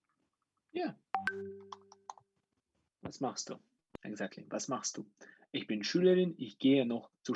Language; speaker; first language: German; non-native, fluent; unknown